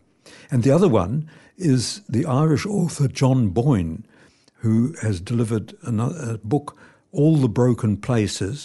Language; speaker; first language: English; native; English